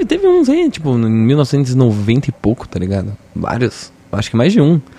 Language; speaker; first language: Portuguese; native; Portuguese